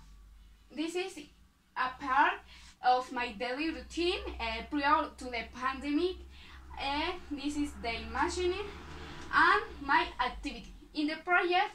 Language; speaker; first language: English; non-native, learner; Spanish